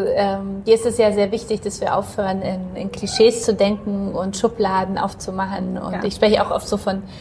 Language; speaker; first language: German; early bilingual, other home language; Polish